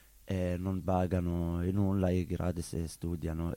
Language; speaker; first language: Italian; non-native, learner; Arabic